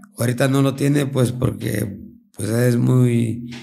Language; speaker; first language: Spanish; native; Spanish